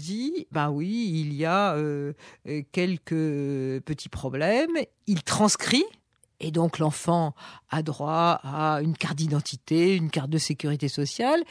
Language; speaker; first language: French; native; French